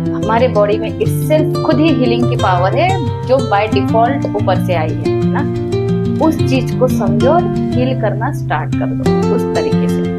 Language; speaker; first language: Hindi; non-native, local second language; Marathi